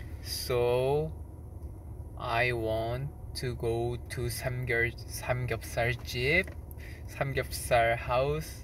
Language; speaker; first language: English; non-native, learner; Korean